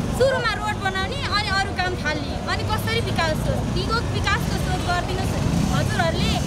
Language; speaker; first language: Nepali; native; Nepali